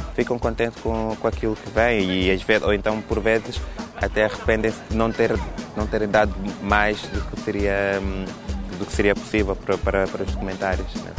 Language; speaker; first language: Portuguese; non-native, fluent; Italian